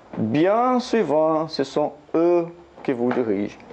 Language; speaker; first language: French; non-native, learner; Portuguese